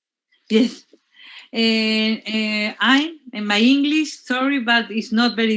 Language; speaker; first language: English; non-native, learner; Spanish